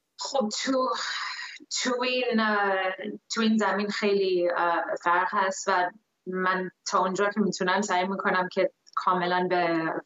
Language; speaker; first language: Persian; early bilingual, heritage; Persian